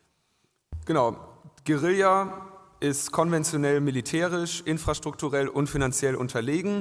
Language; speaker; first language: German; native; German